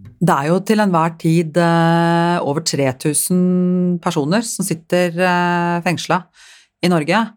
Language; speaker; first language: Norwegian; native; Norwegian